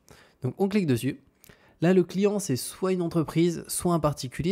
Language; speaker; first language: French; native; French